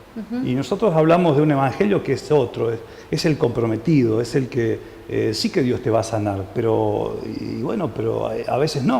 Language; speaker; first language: Spanish; native; Spanish